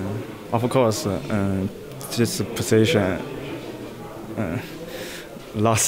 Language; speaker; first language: English; non-native, learner; Chinese